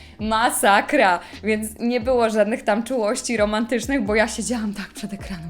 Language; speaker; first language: Polish; native; Polish